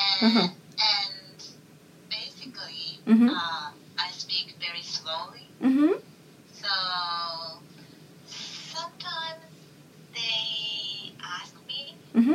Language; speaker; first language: English; non-native, learner; Japanese